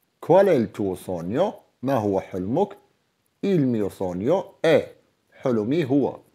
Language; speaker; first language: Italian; non-native, fluent; Arabic